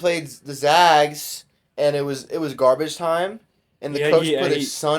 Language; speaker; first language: English; native; English